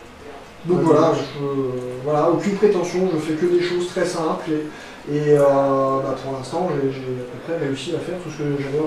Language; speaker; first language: French; native; French